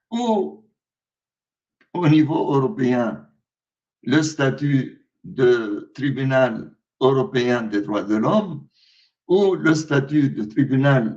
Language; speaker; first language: French; non-native, fluent; Arabic